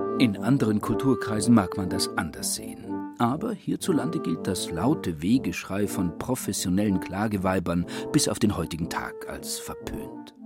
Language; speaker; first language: German; native; German